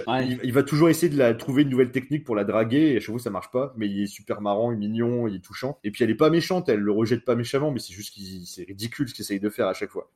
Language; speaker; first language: French; native; French